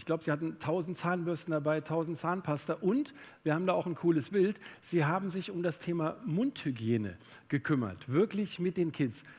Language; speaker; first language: German; native; German